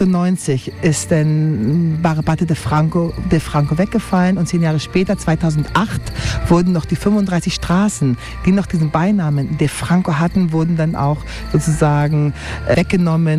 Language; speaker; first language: German; native; German